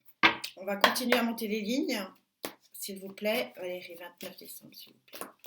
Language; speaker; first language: French; native; French